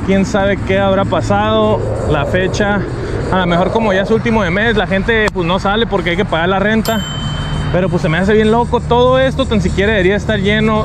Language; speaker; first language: Spanish; early bilingual, heritage; Spanish